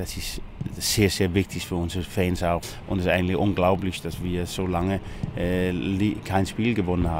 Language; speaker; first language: German; non-native, fluent; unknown